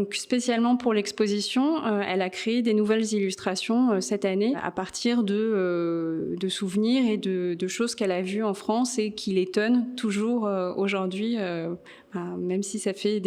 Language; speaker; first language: French; native; French